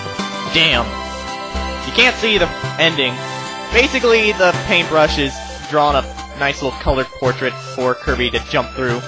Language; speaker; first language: English; native; English